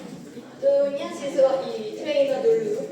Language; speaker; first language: Indonesian; non-native, learner; Korean